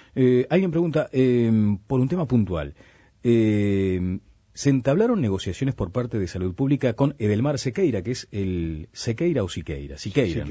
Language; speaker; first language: Spanish; native; Spanish